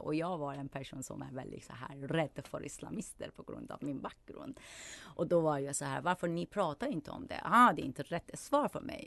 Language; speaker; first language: Swedish; non-native, fluent; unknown